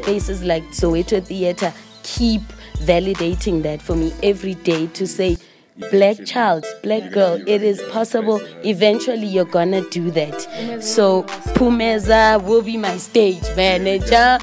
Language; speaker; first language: English; non-native, local second language; Zulu